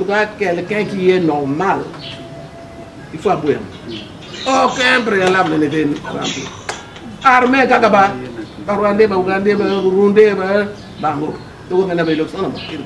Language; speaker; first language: French; non-native, local second language; Lingala